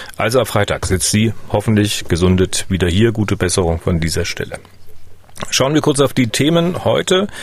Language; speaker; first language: German; native; German